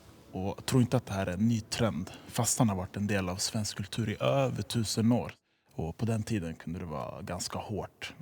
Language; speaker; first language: Swedish; native; Swedish